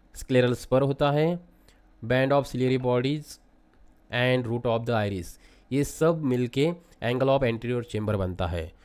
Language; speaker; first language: Hindi; non-native, local second language; Marathi